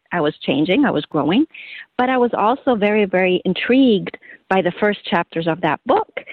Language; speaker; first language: English; non-native, fluent; German